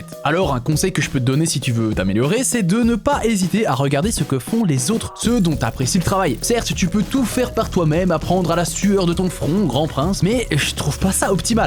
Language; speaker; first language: French; native; French